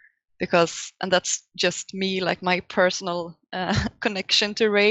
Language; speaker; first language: English; non-native, fluent; Swedish